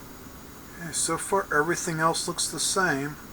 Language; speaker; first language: English; native; English